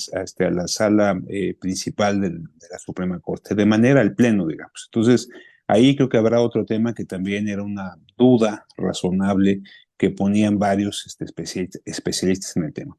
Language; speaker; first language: Spanish; native; Spanish